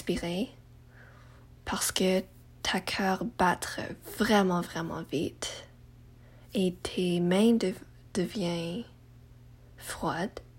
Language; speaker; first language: French; non-native, learner; English